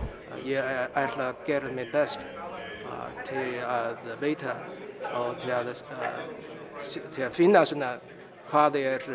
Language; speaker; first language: Icelandic; non-native, learner; Chinese